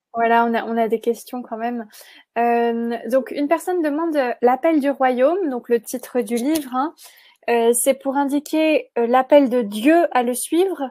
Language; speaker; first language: French; native; French